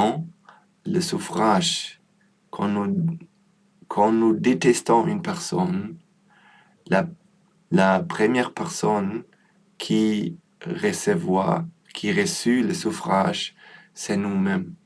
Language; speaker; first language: French; non-native, learner; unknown